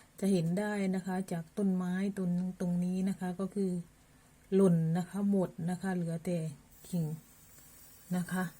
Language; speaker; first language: Thai; native; Thai